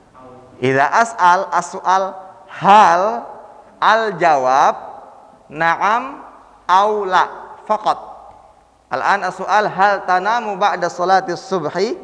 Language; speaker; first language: Arabic; non-native, fluent; Indonesian